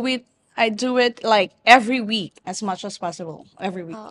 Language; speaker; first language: English; non-native, fluent; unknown